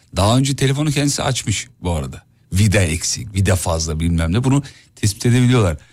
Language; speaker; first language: Turkish; native; Turkish